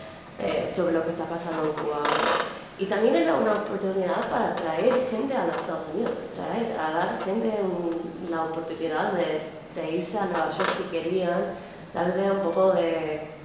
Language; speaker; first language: Spanish; non-native, fluent; English